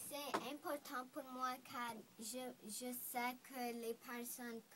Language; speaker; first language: French; non-native, local second language; English